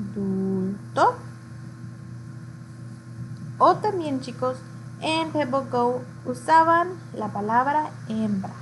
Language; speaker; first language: Spanish; early bilingual, heritage; Spanish